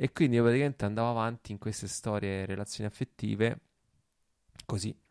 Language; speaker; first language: Italian; native; Italian